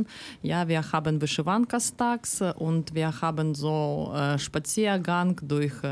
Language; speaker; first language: German; non-native, learner; Ukrainian